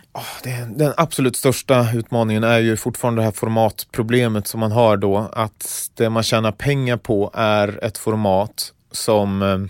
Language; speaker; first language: Swedish; native; Swedish